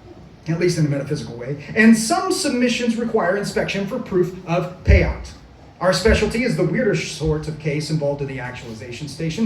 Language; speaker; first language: English; native; English